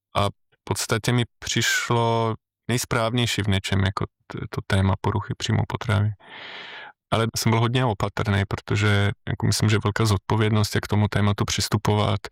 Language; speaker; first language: Czech; non-native, fluent; Slovenian